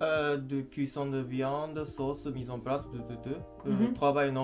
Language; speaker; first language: French; non-native, learner; Japanese